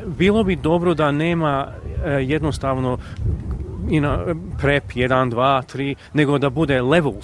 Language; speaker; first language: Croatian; early bilingual, heritage; Croatian